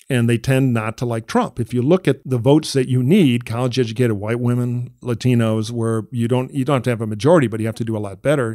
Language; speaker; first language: English; native; English